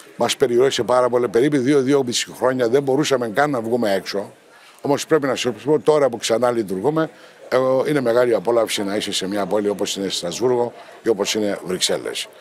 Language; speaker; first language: Greek; non-native, local second language; Turkish